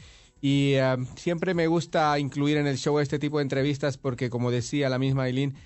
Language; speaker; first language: Spanish; native; Spanish